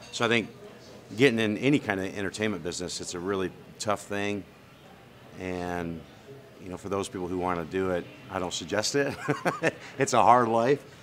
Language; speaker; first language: English; native; English